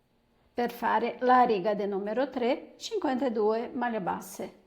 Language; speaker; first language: Italian; non-native, fluent; Portuguese